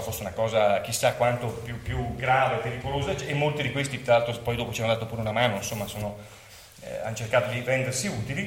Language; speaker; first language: Italian; native; Italian